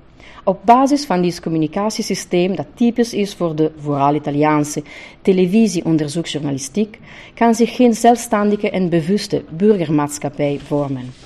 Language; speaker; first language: Dutch; non-native, fluent; Italian